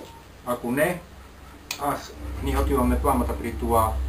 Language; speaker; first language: Bulgarian; non-native, learner; Finnish